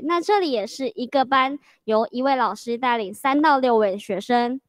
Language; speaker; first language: Chinese; native; Chinese